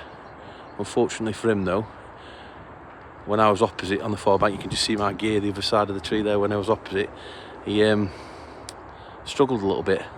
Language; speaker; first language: English; native; English